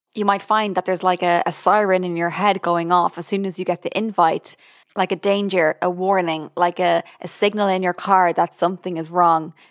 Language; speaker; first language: English; native; English